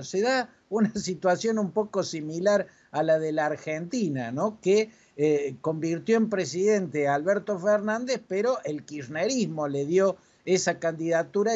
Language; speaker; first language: Spanish; native; Spanish